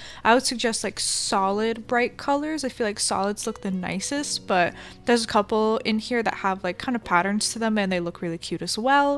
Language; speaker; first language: English; native; English